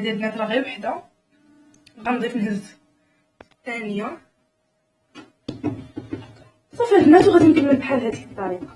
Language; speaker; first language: Arabic; native; Arabic